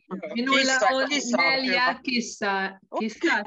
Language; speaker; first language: Finnish; non-native, learner; Hungarian